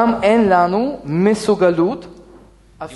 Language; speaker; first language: Hebrew; non-native, fluent; Russian